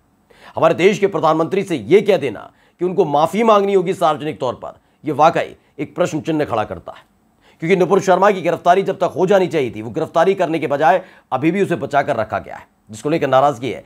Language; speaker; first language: Hindi; native; Hindi